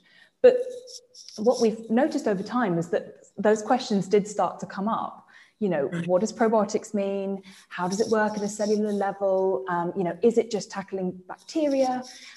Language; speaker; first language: English; native; English